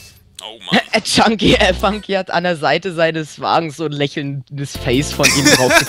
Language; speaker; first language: German; native; German